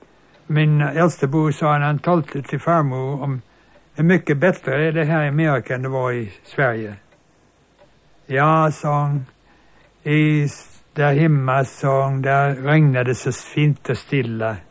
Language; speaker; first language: Swedish; early bilingual, heritage; Swedish